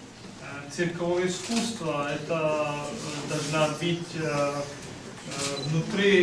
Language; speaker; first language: Russian; non-native, learner; Hungarian